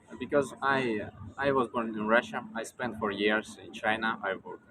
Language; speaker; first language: English; non-native, learner; Russian